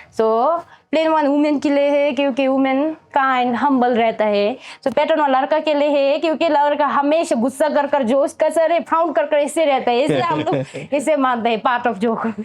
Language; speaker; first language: Hindi; non-native, fluent; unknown